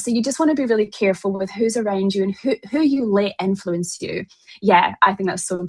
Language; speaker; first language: English; native; English